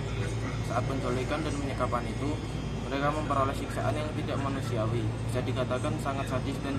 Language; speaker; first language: Indonesian; native; Indonesian